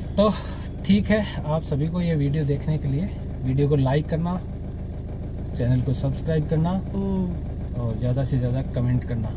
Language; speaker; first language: Hindi; native; Hindi